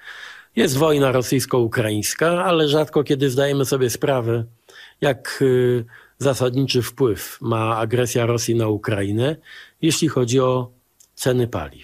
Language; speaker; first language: Polish; native; Polish